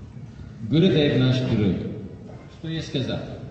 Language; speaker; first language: Russian; non-native, fluent; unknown